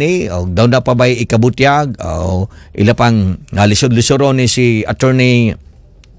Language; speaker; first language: Filipino; non-native, local second language; Cebuano